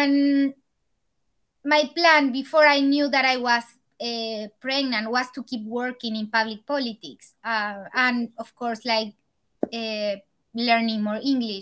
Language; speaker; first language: English; non-native, fluent; Spanish